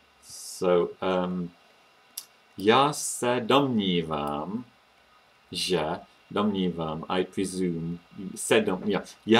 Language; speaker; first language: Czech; non-native, fluent; English